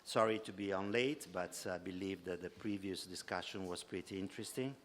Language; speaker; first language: English; non-native, fluent; Italian